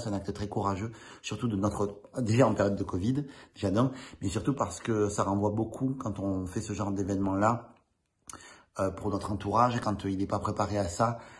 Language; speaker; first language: French; native; French